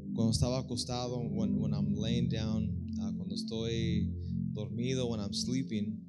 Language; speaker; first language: Spanish; native; Spanish